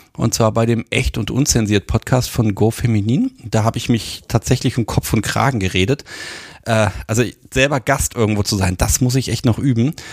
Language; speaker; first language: German; native; German